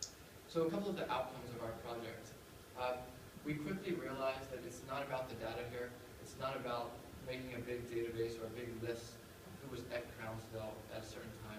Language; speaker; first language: English; native; English